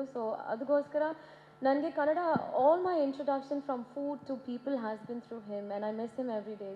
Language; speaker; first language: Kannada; non-native, learner; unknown